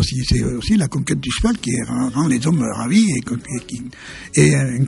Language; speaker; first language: French; native; French